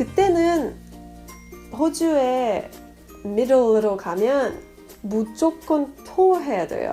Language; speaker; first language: Korean; non-native, fluent; French